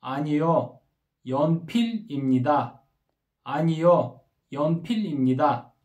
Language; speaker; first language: Korean; non-native, learner; Kyrgyz